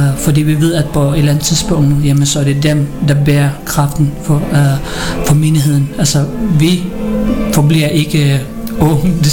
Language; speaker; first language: Danish; early bilingual, other home language; Filipino